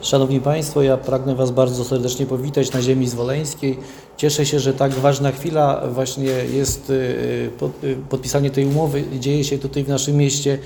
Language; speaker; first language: Polish; native; Polish